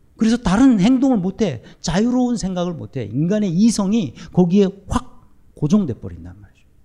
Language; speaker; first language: Korean; native; Korean